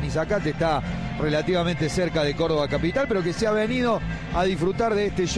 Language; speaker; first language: Spanish; native; Spanish